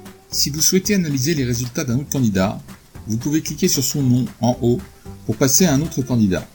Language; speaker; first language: French; native; French